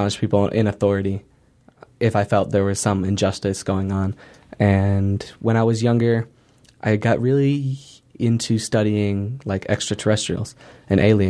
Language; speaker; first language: English; native; English